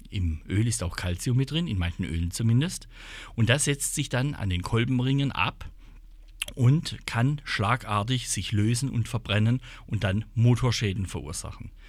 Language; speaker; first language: German; native; German